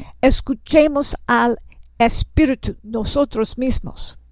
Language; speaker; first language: Spanish; non-native, learner; English